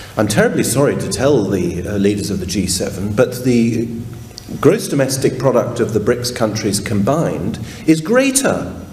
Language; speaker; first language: English; native; English